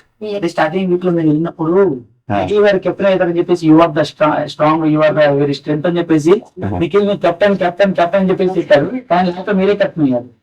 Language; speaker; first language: Telugu; native; Telugu